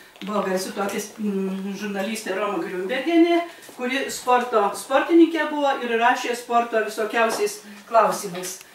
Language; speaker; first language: Lithuanian; native; Lithuanian